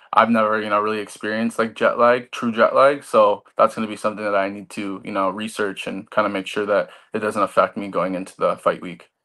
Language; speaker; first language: English; native; English